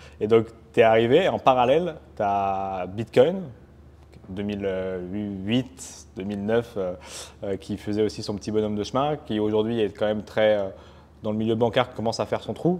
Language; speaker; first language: French; native; French